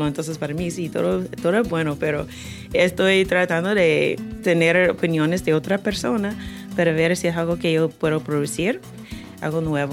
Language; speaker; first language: Spanish; non-native, fluent; English